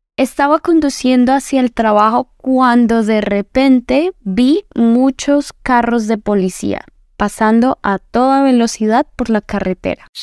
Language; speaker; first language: Spanish; native; Spanish